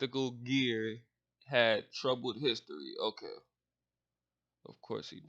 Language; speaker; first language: English; native; English